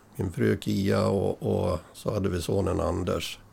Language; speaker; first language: Swedish; native; Swedish